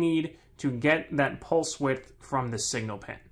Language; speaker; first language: English; native; English